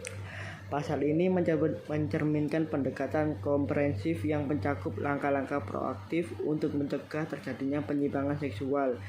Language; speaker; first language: Indonesian; native; Indonesian